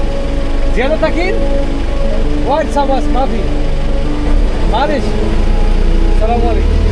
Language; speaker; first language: Arabic; non-native, learner; Bangla